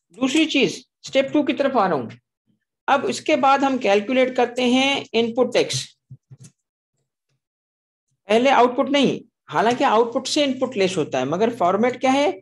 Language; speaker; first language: Urdu; non-native, local second language; Sindhi